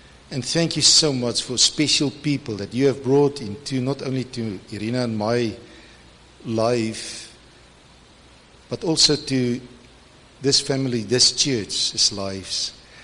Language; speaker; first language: English; non-native, local second language; Afrikaans